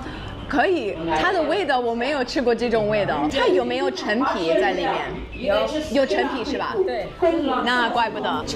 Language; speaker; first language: Chinese; non-native, fluent; English